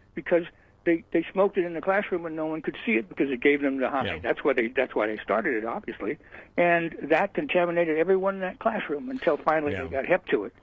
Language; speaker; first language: English; early bilingual, other home language; Norwegian